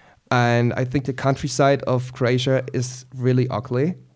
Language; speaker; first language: English; non-native, fluent; German